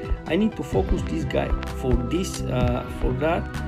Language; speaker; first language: English; non-native, learner; Spanish